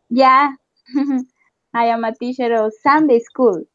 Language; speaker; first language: English; non-native, learner; Spanish